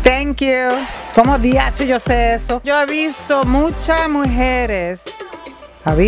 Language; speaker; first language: Spanish; early bilingual, heritage; Spanish